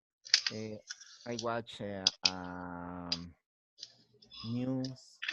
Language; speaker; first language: English; non-native, learner; Spanish